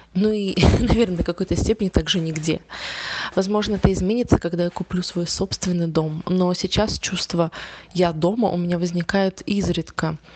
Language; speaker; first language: Russian; native; Russian